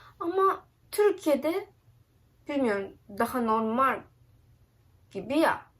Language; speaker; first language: Turkish; non-native, learner; Japanese